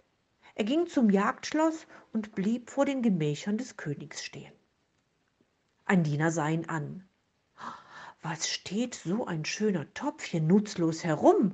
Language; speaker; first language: German; native; German